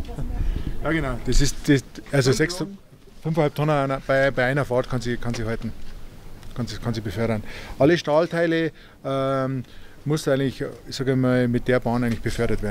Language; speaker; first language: German; native; German